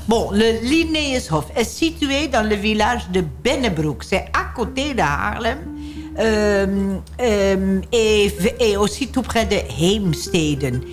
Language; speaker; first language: French; non-native, learner; Dutch